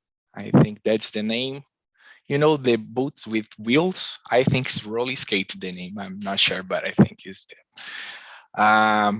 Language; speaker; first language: English; non-native, learner; Portuguese